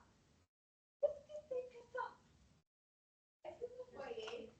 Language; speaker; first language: French; non-native, fluent; English